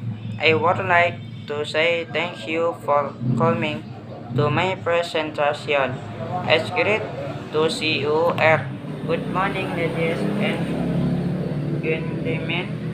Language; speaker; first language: English; non-native, learner; Indonesian